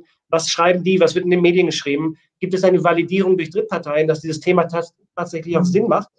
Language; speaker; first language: German; native; German